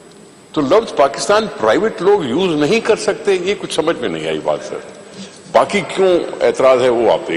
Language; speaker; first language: Hindi; non-native, local second language; Sindhi